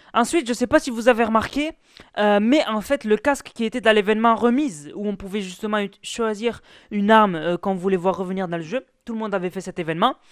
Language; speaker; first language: French; native; French